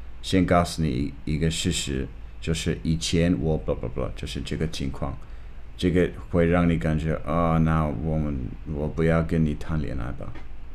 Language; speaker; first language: Chinese; non-native, fluent; English